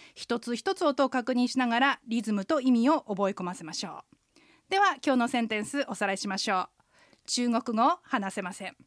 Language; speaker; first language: Japanese; native; Japanese